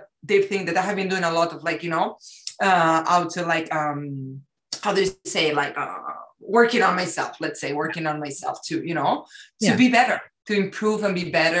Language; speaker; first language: English; non-native, fluent; Spanish